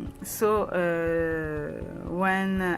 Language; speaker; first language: English; non-native, learner; French